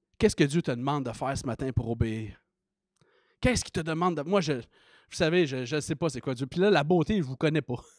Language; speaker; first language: French; native; French